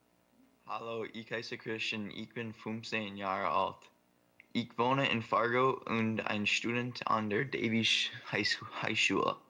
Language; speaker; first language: German; non-native, learner; English